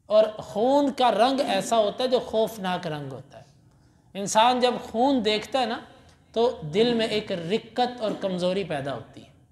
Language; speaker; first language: Urdu; non-native, local second language; Punjabi